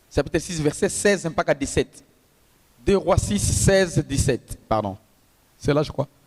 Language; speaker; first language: French; non-native, local second language; Swahili